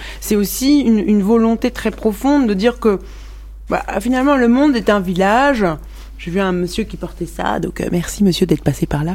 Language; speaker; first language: French; non-native, local second language; Arabic